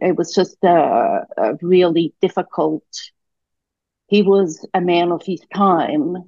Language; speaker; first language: English; non-native, fluent; Swiss German